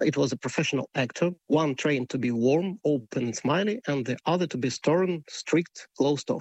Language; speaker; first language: English; non-native, fluent; Russian